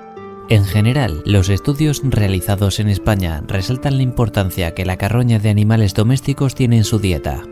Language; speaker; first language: Spanish; native; Spanish